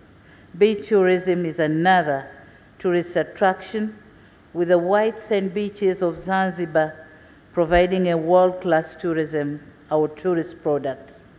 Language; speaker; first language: English; non-native, local second language; Swahili